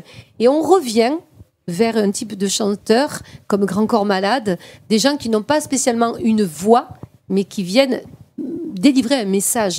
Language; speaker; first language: French; native; French